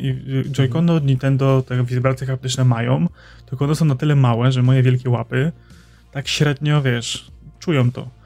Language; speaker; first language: Polish; native; Polish